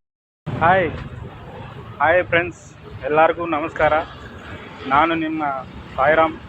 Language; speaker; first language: Kannada; non-native, learner; Telugu